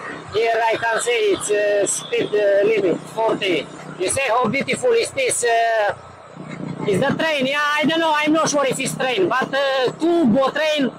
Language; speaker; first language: English; non-native, learner; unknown